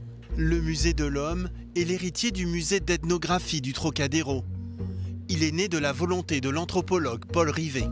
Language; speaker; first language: French; native; French